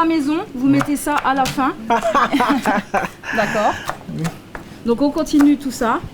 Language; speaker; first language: French; native; French